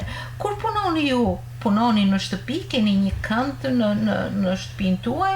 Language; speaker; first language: Albanian; native; Albanian